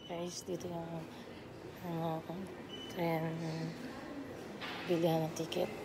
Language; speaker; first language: Korean; non-native, learner; Filipino